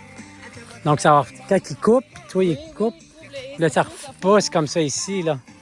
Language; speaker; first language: French; native; French